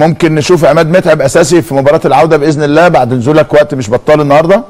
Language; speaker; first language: Arabic; native; Arabic